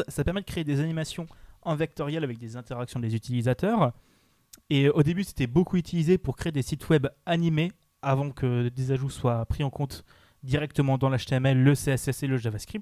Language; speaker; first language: French; native; French